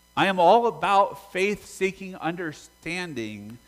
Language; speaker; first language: English; native; English